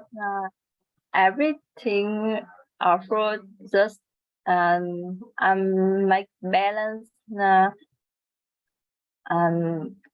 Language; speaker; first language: English; non-native, learner; Vietnamese